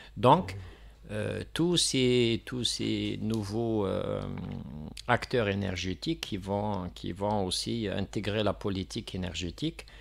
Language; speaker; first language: French; non-native, local second language; Kabyle